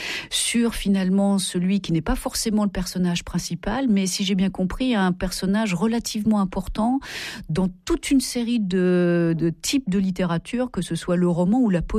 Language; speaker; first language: French; native; French